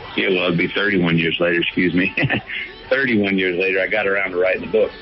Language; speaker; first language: English; native; English